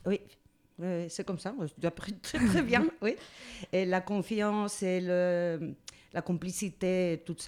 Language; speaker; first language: French; non-native, learner; Spanish